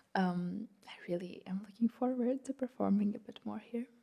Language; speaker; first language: English; non-native, fluent; Lithuanian